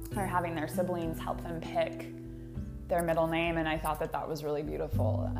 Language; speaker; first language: English; native; English